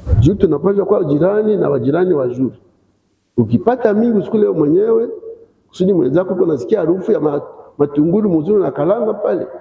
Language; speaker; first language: Swahili; non-native, local second language; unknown